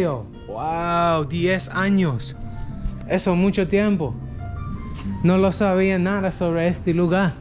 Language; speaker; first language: Spanish; non-native, learner; English